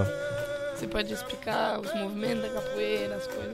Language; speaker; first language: Portuguese; non-native, fluent; French